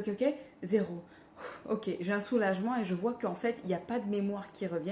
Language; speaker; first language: French; native; French